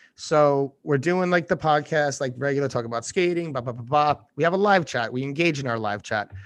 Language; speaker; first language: English; native; English